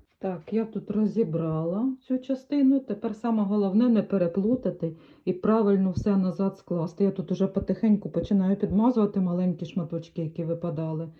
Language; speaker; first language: Ukrainian; native; Ukrainian